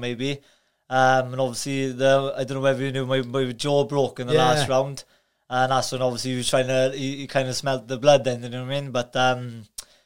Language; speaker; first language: English; native; English